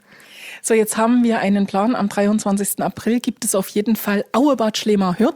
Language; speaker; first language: German; native; German